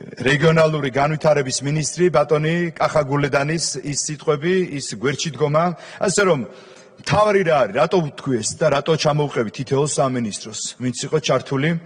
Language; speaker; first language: Georgian; native; Georgian